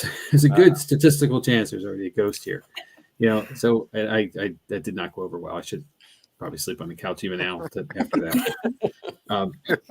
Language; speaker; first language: English; native; English